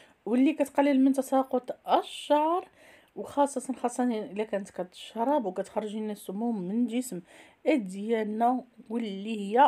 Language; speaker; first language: Arabic; native; Arabic